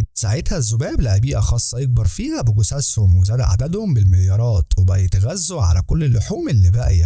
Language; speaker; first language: Arabic; native; Arabic